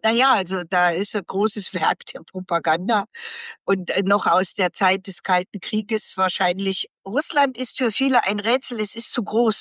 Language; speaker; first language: German; native; German